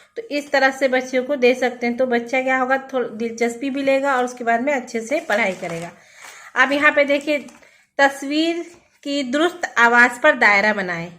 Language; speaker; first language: Hindi; native; Hindi